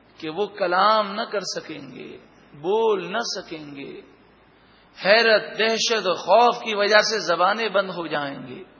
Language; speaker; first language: Urdu; native; Urdu